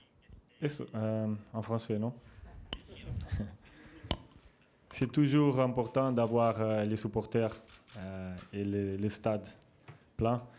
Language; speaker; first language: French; non-native, fluent; Portuguese